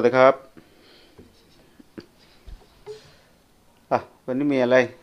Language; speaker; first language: Thai; non-native, learner; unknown